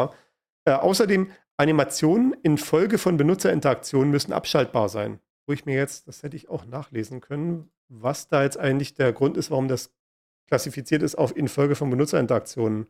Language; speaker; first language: German; native; German